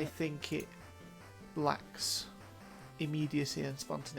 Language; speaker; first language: English; native; English